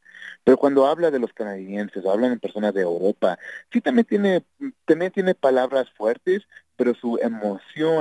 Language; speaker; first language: Spanish; early bilingual, heritage; Spanish